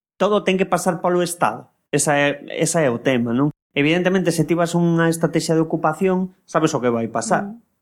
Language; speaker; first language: Galician; non-native, local second language; Spanish